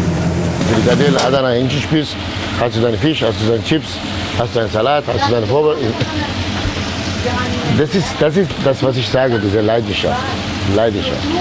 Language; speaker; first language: German; non-native, local second language; Turkish